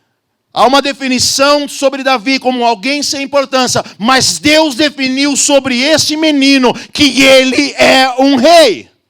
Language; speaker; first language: Portuguese; native; Portuguese